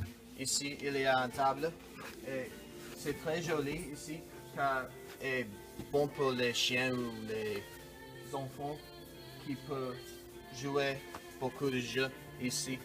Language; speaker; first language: French; non-native, learner; English